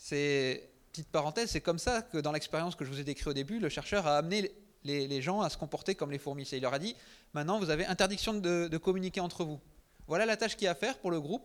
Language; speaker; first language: French; native; French